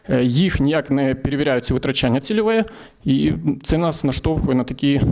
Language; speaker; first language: Ukrainian; native; Ukrainian